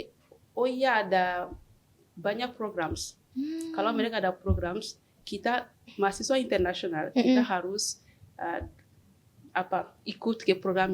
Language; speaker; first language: Indonesian; non-native, learner; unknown